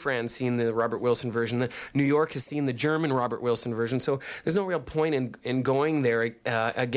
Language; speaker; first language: English; native; English